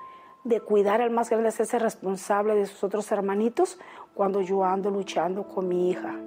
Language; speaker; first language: Spanish; native; Spanish